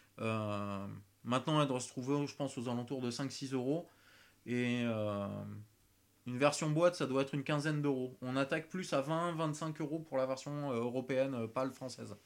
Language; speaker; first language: French; native; French